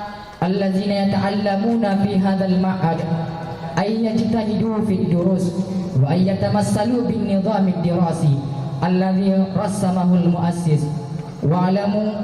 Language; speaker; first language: Arabic; non-native, learner; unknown